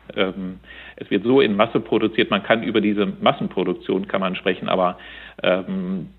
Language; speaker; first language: German; native; German